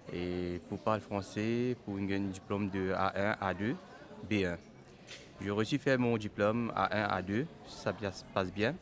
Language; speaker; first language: French; non-native, learner; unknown